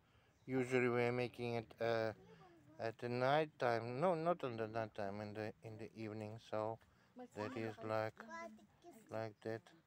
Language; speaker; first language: English; non-native, learner; Russian